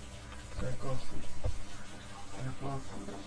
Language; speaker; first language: Japanese; non-native, learner; English